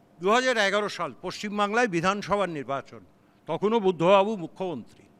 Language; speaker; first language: Bangla; native; Bangla